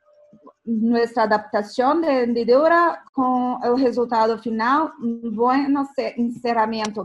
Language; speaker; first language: Spanish; non-native, fluent; Portuguese